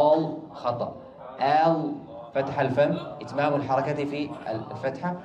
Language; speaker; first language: Arabic; native; Arabic